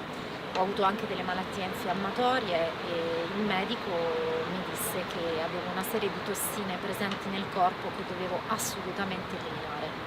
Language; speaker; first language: Italian; native; Italian